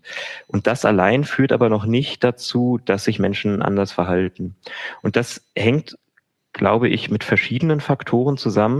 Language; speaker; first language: German; native; German